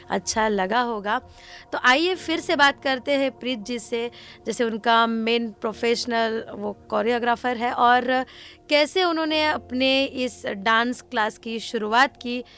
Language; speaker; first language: Hindi; non-native, local second language; Marathi